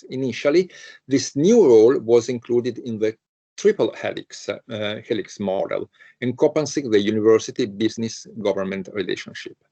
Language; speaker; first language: English; non-native, fluent; Italian